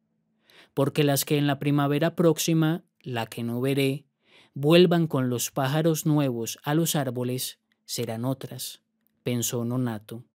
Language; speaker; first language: Spanish; native; Spanish